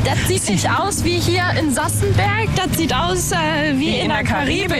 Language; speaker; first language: German; native; German